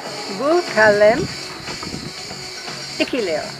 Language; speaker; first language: Turkish; non-native, learner; English